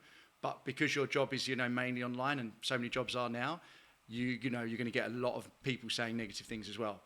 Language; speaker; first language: English; native; English